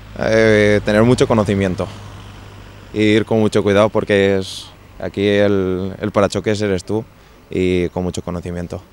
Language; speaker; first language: Spanish; native; Spanish